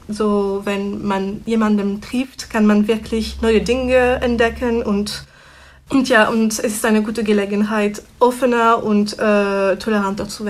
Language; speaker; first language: German; non-native, fluent; French